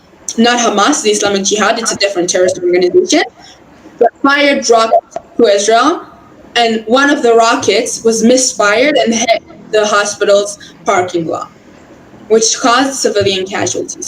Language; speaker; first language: English; non-native, fluent; Hebrew